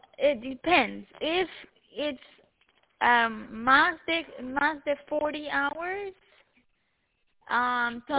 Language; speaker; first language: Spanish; early bilingual, heritage; Spanish